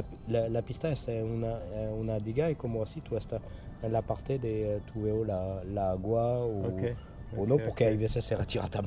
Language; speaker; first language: Spanish; non-native, learner; French